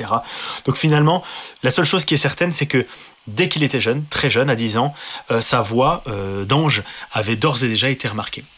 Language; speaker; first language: French; native; French